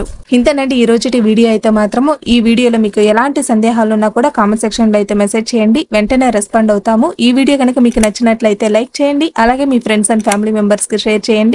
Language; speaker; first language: Telugu; native; Telugu